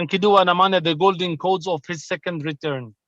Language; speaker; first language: Indonesian; non-native, fluent; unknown